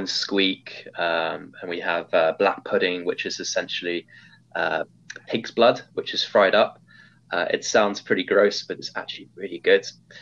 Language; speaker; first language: English; native; English